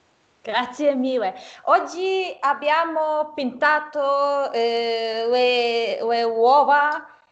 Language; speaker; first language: Italian; non-native, fluent; Serbian